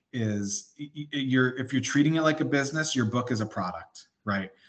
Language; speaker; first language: English; native; English